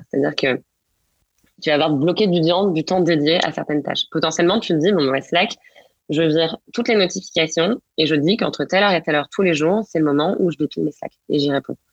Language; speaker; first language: French; native; French